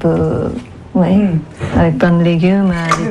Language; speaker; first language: French; non-native, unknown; Japanese